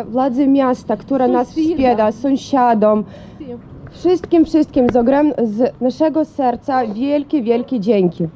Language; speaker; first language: Polish; non-native, learner; Ukrainian